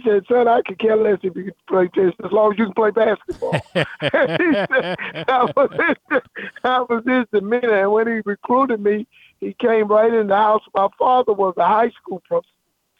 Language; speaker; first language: English; native; English